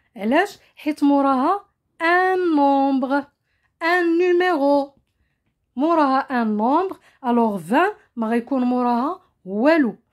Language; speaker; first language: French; non-native, local second language; Arabic